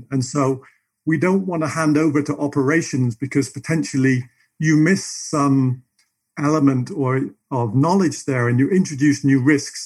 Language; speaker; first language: English; native; English